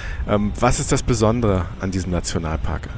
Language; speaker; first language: German; native; German